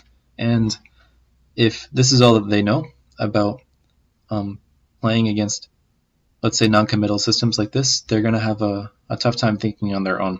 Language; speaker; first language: English; native; English